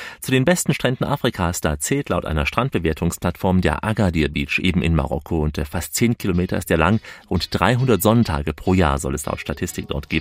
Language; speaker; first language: German; native; German